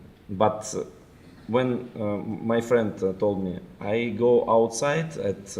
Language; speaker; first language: English; non-native, fluent; Ukrainian